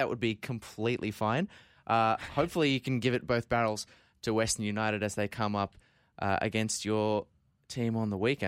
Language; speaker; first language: English; native; English